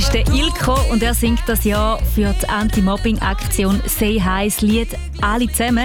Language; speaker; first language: German; native; German